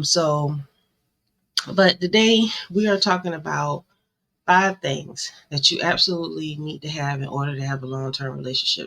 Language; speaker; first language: English; native; English